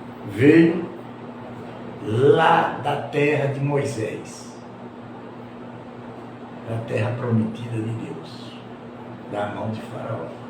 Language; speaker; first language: Portuguese; native; Portuguese